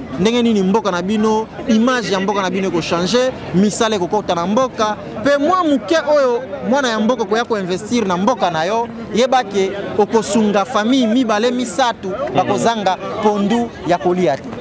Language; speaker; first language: Lingala; native; Lingala